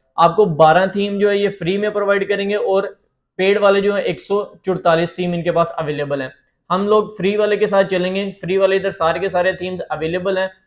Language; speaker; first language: Urdu; native; Urdu